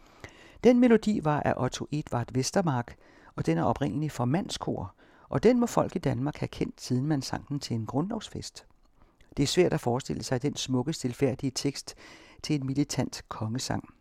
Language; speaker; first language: Danish; native; Danish